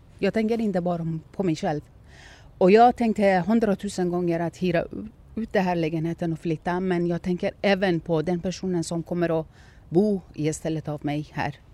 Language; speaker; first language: Swedish; non-native, fluent; Persian